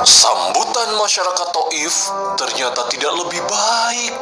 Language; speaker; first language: Indonesian; native; Indonesian